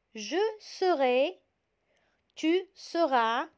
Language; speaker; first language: French; non-native, fluent; Arabic